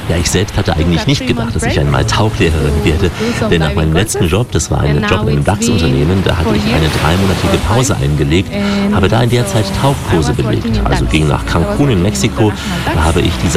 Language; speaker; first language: German; native; German